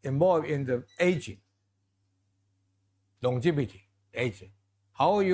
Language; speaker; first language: English; non-native, fluent; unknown